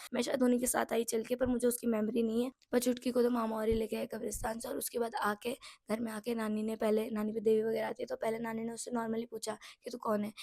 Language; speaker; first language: Hindi; non-native, local second language; Nepali